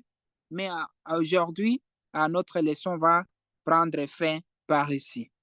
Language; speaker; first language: French; non-native, fluent; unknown